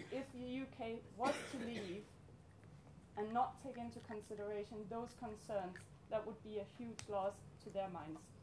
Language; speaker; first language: English; non-native, fluent; Danish